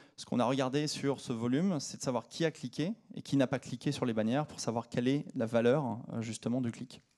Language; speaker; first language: French; native; French